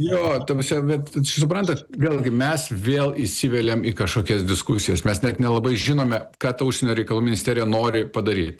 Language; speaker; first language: Lithuanian; native; Lithuanian